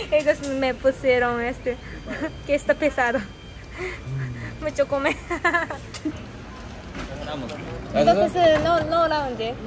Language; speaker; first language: Spanish; non-native, learner; Japanese